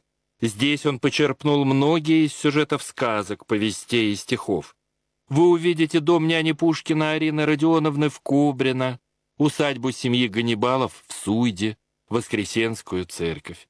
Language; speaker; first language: Russian; native; Russian